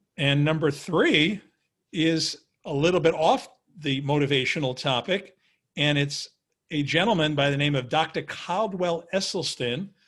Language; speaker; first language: English; native; English